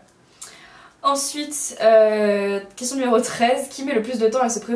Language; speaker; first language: French; native; French